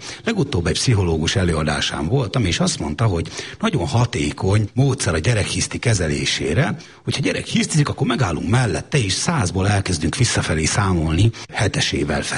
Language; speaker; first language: Hungarian; native; Hungarian